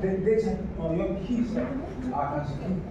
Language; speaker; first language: Korean; non-native, fluent; Indonesian